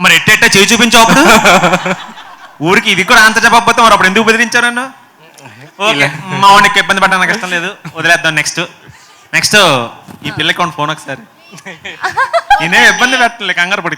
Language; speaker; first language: Telugu; native; Telugu